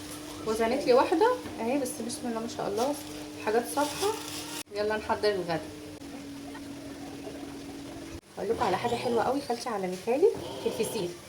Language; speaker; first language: Arabic; native; Arabic